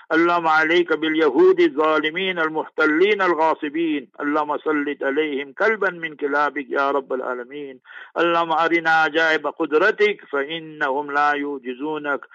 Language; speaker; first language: Arabic; non-native, fluent; English